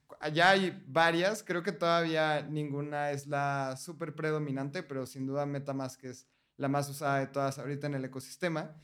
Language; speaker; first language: Spanish; native; Spanish